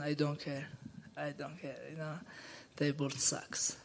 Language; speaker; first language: English; non-native, learner; Georgian